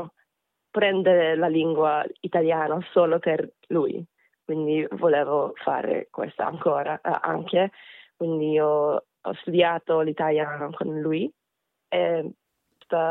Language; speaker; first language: Italian; non-native, fluent; Korean